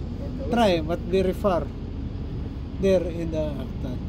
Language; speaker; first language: English; non-native, local second language; Filipino